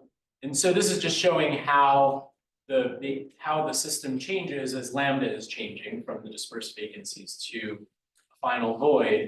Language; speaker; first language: English; native; English